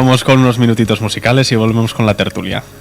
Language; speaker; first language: Spanish; native; Spanish